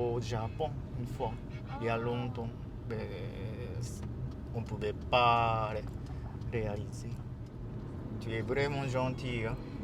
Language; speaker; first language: French; non-native, learner; Japanese